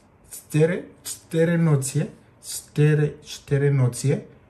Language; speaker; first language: Polish; non-native, learner; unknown